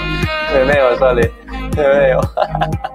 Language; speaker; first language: Spanish; native; Spanish